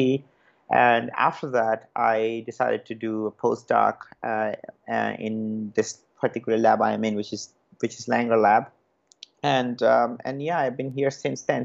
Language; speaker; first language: English; non-native, local second language; Bangla